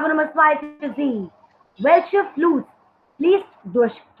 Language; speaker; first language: German; non-native, learner; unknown